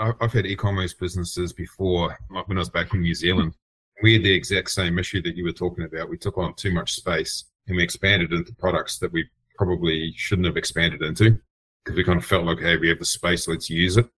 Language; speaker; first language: English; native; English